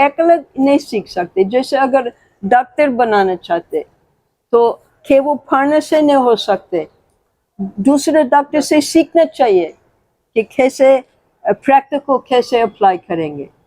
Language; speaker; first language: Hindi; non-native, learner; English